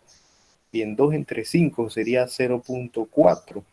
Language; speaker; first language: Spanish; native; Spanish